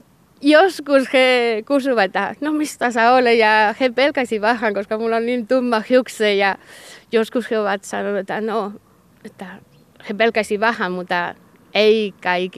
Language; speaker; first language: Finnish; non-native, learner; Basque